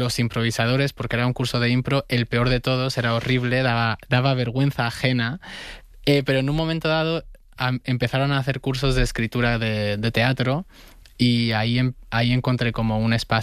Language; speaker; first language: Spanish; native; Spanish